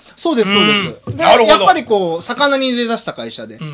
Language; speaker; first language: Japanese; native; Japanese